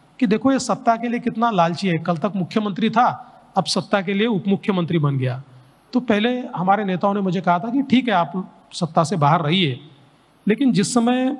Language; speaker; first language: Hindi; non-native, local second language; Marathi